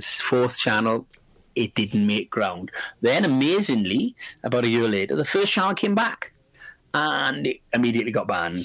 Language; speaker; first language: English; native; English